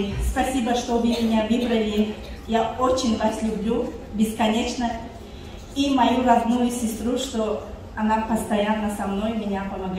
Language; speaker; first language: Russian; non-native, fluent; Tajik